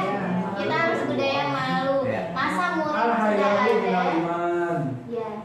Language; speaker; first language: Indonesian; native; Indonesian